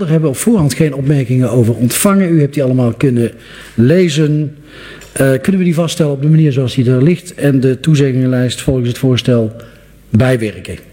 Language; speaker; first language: Dutch; native; Dutch